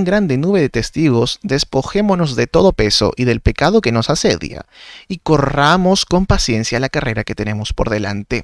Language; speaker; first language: Spanish; native; Spanish